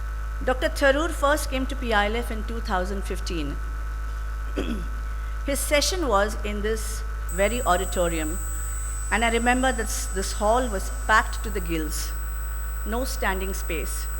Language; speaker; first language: English; non-native, local second language; Marathi